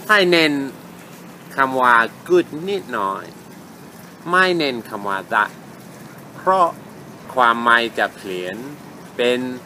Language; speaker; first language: Thai; non-native, fluent; English